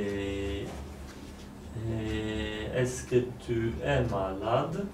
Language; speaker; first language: French; non-native, learner; Polish